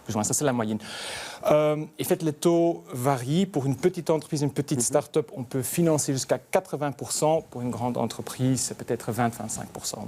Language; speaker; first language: French; native; French